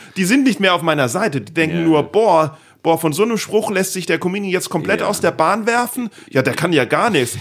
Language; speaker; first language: German; native; German